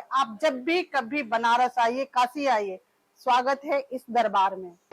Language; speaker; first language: Hindi; native; Hindi